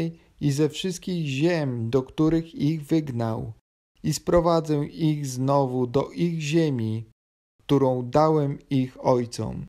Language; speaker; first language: Polish; native; Polish